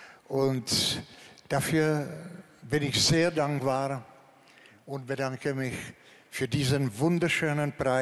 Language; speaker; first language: German; non-native, fluent; Czech